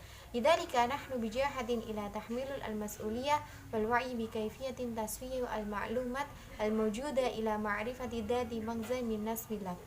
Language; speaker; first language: Arabic; non-native, learner; Indonesian